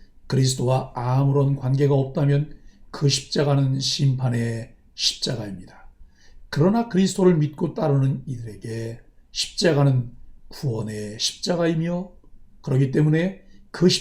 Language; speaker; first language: Korean; native; Korean